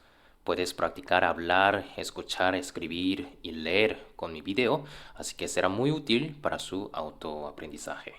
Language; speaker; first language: Spanish; non-native, fluent; Korean